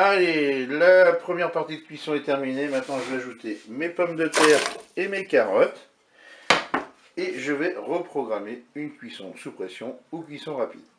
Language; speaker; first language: French; native; French